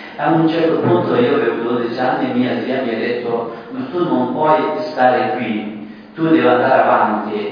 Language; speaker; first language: Italian; non-native, fluent; Persian